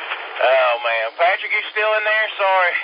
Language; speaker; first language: English; native; English